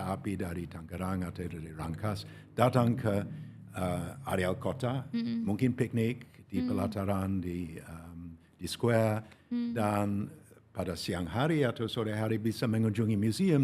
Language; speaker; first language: Indonesian; non-native, fluent; English